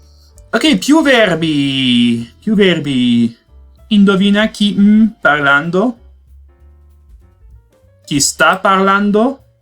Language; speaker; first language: Italian; non-native, learner; Portuguese